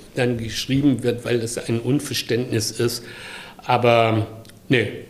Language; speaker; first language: German; native; German